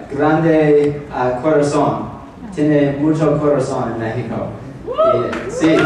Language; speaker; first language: Spanish; non-native, learner; English